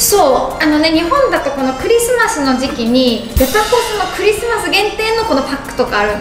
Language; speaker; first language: Japanese; native; Japanese